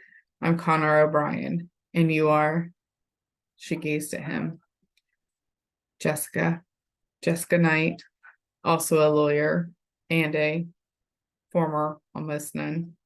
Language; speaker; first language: English; native; English